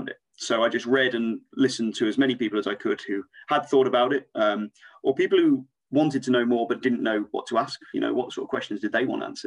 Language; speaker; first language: English; native; English